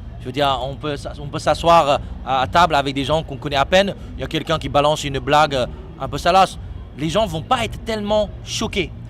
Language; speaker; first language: French; non-native, fluent; Chinese